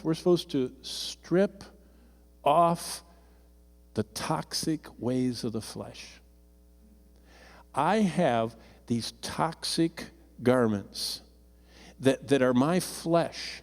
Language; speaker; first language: English; native; English